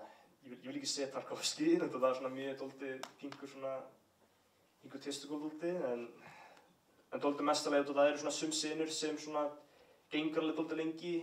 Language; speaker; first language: Icelandic; early bilingual, heritage; English